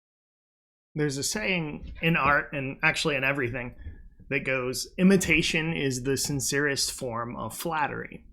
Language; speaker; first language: English; native; English